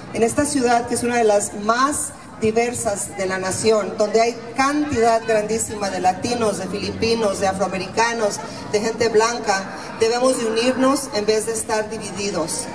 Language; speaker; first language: Spanish; early bilingual, heritage; Spanish